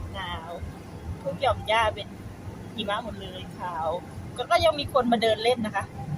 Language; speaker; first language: Thai; native; Thai